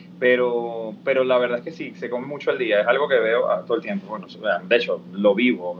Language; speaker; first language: Spanish; native; Spanish